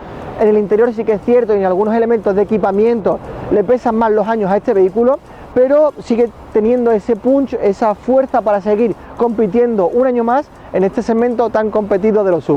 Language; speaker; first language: Spanish; native; Spanish